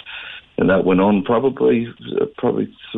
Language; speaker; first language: English; native; English